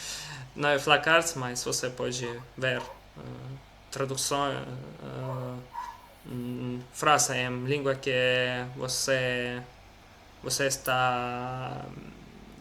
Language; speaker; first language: Portuguese; non-native, learner; Russian